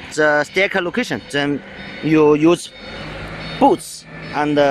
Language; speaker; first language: English; non-native, learner; Chinese